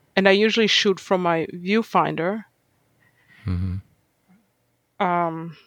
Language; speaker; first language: English; non-native, fluent; German